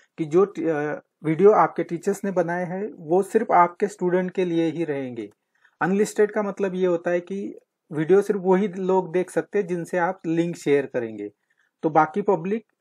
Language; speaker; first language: Hindi; non-native, local second language; Marathi